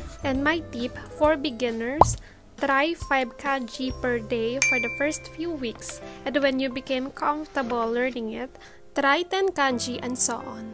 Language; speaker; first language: English; non-native, local second language; Filipino